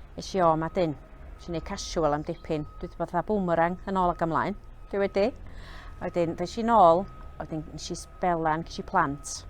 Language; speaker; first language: Welsh; native; Welsh